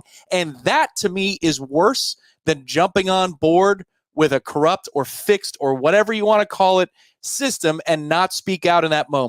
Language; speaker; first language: English; native; English